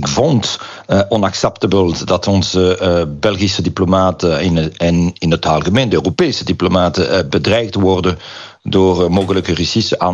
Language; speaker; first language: Dutch; non-native, local second language; French